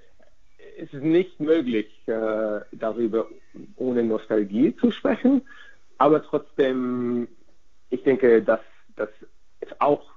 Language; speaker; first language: German; non-native, fluent; Hungarian